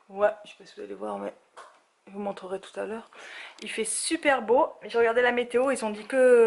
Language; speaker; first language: French; native; French